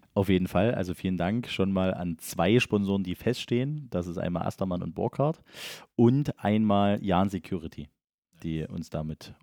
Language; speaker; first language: German; native; German